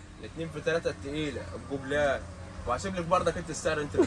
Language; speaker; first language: Arabic; native; Arabic